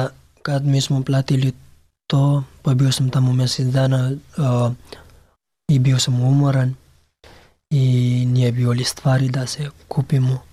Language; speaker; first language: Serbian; non-native, learner; Pashto